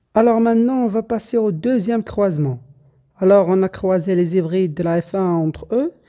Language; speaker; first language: French; non-native, local second language; Arabic